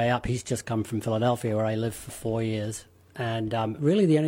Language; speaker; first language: English; native; English